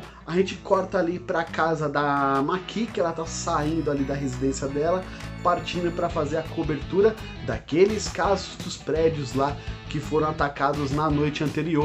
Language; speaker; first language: Portuguese; native; Portuguese